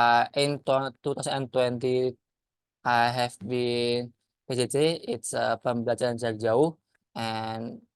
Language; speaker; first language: English; non-native, learner; Indonesian